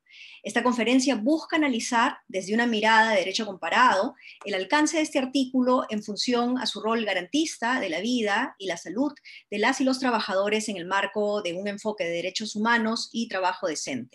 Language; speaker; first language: Spanish; native; Spanish